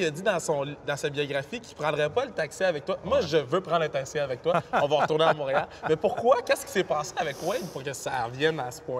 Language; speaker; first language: French; native; French